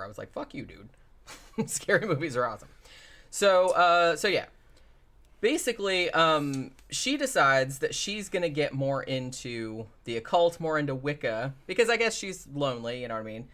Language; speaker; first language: English; native; English